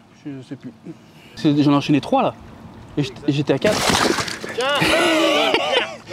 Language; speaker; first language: French; native; French